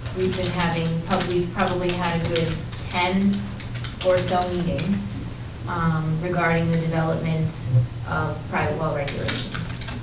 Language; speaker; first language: English; native; English